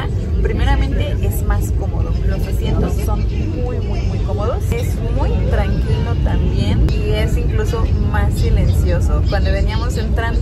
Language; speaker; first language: Spanish; native; Spanish